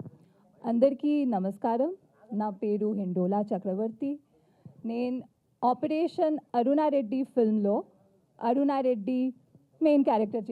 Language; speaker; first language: Telugu; non-native, learner; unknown